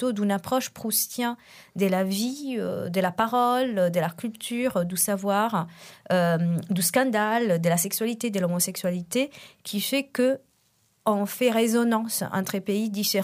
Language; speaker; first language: French; non-native, fluent; Italian